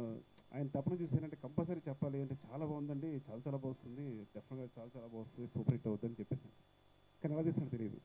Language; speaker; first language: Telugu; native; Telugu